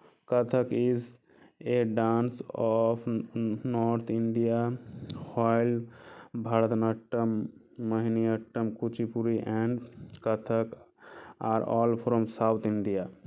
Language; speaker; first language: English; non-native, local second language; Bangla